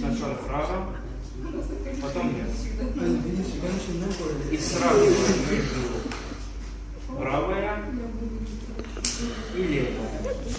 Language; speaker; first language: Russian; non-native, fluent; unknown